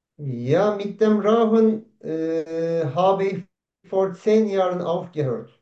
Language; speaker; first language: German; non-native, learner; Turkish